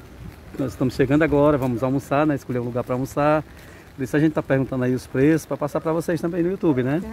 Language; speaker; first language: Portuguese; native; Portuguese